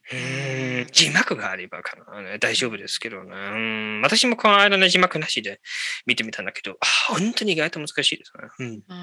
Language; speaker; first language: Japanese; non-native, fluent; German